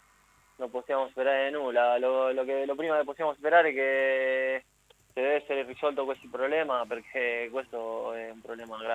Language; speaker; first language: Italian; non-native, learner; Spanish